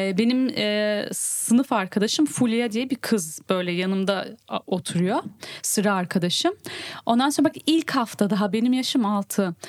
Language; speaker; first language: Turkish; early bilingual, heritage; Turkish